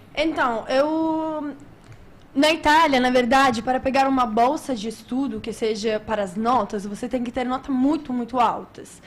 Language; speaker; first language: Portuguese; non-native, fluent; Italian